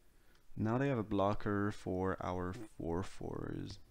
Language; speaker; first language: English; non-native, fluent; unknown